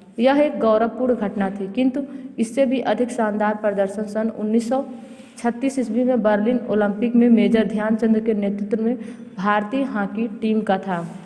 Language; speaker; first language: Hindi; native; Hindi